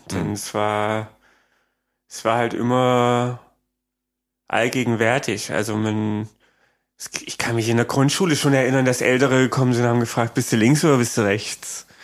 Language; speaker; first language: German; native; German